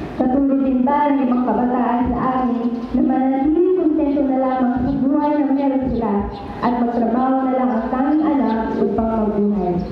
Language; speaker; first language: Filipino; non-native, local second language; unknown